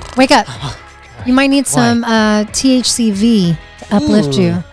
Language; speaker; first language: English; native; English